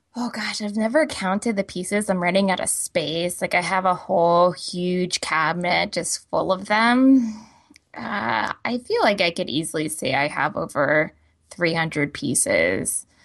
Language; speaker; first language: English; native; English